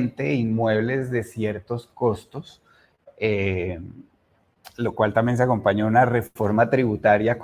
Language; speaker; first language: Spanish; native; Spanish